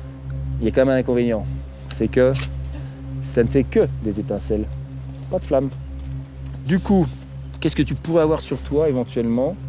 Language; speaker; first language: French; native; French